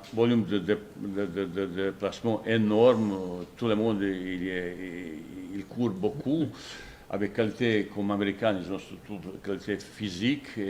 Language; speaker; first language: French; non-native, fluent; Bosnian